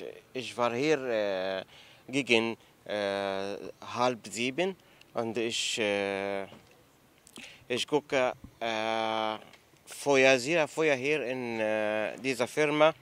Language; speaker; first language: German; non-native, learner; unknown